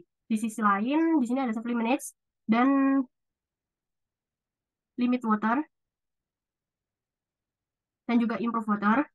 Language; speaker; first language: Indonesian; native; Indonesian